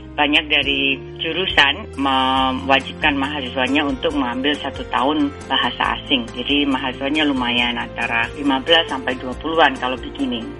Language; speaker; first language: Indonesian; native; Indonesian